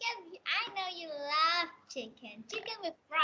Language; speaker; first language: English; non-native, learner; Vietnamese